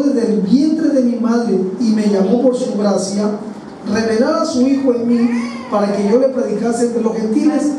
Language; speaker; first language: Spanish; native; Spanish